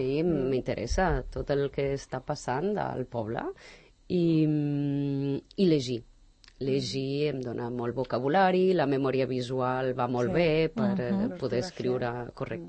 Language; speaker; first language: Catalan; non-native, fluent; Portuguese